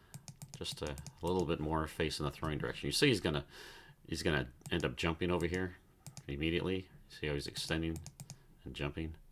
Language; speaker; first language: English; native; English